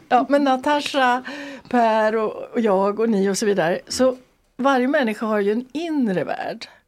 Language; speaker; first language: Swedish; native; Swedish